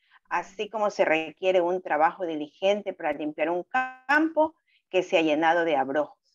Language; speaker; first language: Spanish; native; Spanish